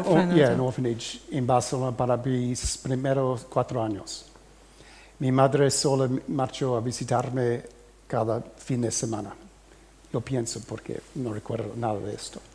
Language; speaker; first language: Spanish; early bilingual, heritage; English